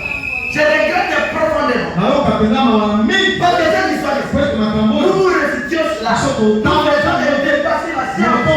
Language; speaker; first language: French; non-native, local second language; Lingala